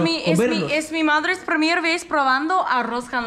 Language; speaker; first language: Spanish; non-native, learner; English